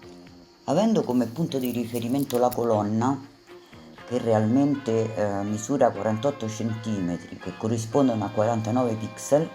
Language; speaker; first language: Italian; native; Italian